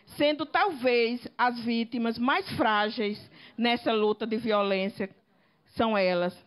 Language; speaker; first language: Portuguese; native; Portuguese